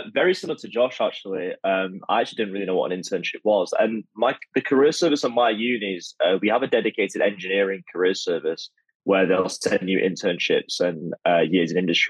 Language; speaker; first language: English; native; English